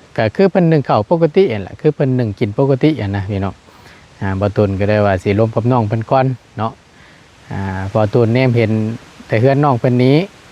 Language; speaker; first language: Lao; native; Lao